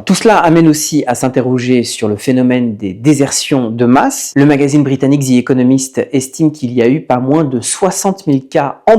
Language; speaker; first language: French; native; French